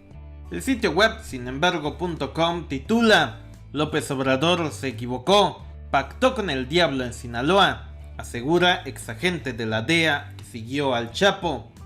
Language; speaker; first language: Spanish; native; Spanish